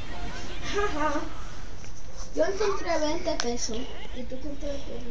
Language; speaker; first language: Spanish; early bilingual, heritage; Spanish